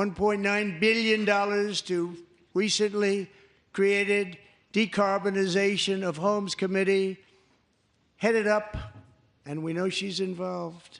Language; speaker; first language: English; native; English